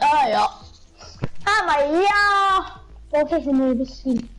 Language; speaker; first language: German; non-native, local second language; Luxembourgish